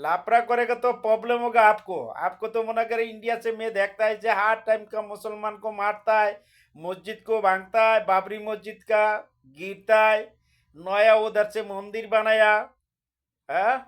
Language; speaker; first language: Hindi; non-native, learner; Bangla